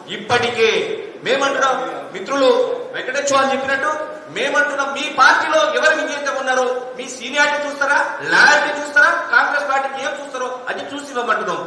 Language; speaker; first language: Telugu; non-native, local second language; Lambadi